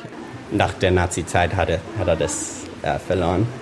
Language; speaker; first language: German; non-native, fluent; English